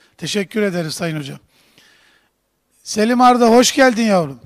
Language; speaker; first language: Turkish; native; Turkish